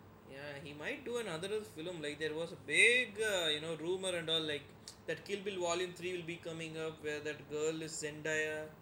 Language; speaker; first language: English; non-native, local second language; Tamil